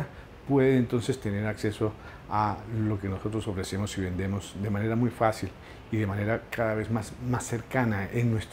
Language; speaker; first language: Spanish; native; Spanish